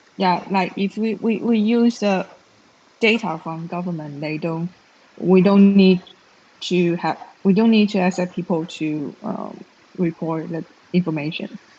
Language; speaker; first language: English; non-native, learner; Chinese